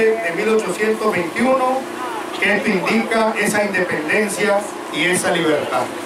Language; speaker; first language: Spanish; native; Spanish